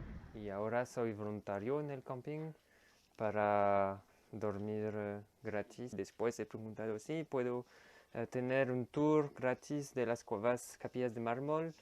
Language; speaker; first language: Spanish; non-native, learner; French